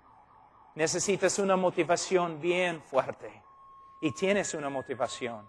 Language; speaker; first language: Spanish; non-native, fluent; English